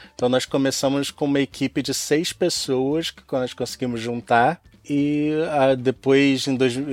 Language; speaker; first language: Portuguese; native; Portuguese